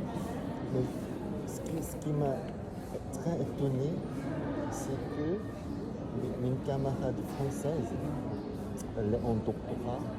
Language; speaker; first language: French; non-native, fluent; Korean